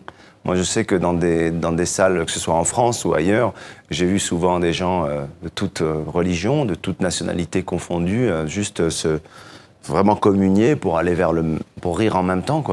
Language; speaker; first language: French; native; French